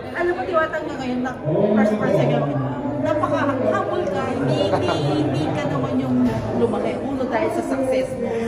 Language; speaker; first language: Filipino; native; Filipino